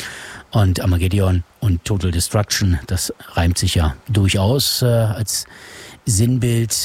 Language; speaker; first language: German; native; German